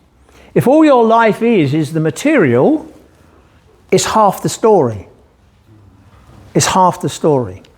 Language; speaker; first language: English; native; English